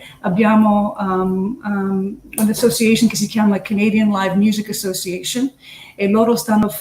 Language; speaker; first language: Italian; early bilingual, heritage; English